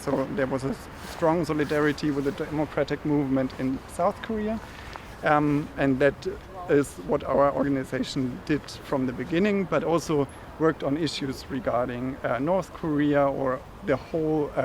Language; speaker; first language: English; non-native, fluent; German